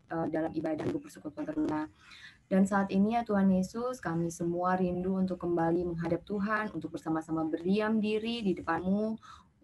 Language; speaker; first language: Indonesian; native; Indonesian